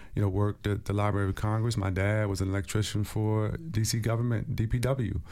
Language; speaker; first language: English; native; English